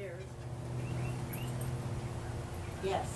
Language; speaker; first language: English; native; English